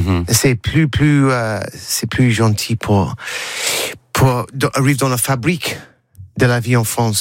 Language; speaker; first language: French; non-native, learner; English